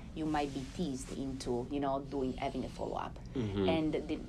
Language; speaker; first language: English; non-native, fluent; Italian